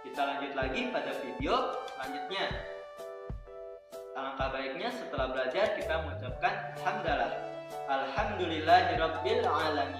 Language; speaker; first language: Indonesian; native; Indonesian